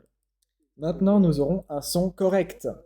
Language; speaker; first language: French; native; French